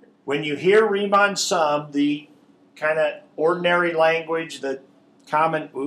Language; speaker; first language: English; native; English